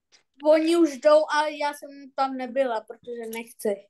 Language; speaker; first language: Czech; non-native, learner; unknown